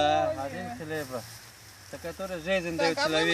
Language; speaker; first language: Russian; non-native, learner; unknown